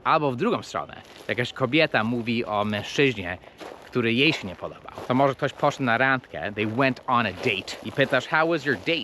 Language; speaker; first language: Polish; non-native, fluent; English